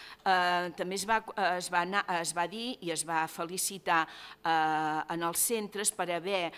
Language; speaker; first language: Catalan; native; Catalan